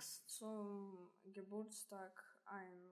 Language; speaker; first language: German; non-native, learner; Russian